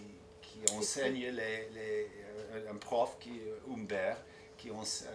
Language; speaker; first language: French; non-native, fluent; English